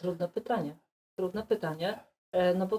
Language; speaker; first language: Polish; native; Polish